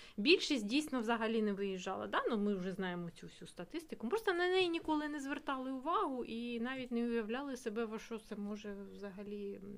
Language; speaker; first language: Ukrainian; non-native, local second language; Russian